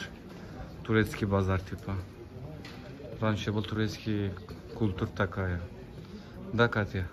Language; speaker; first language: Russian; non-native, learner; Turkish